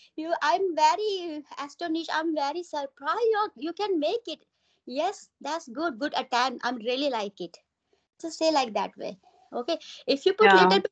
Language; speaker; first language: English; non-native, local second language; Hindi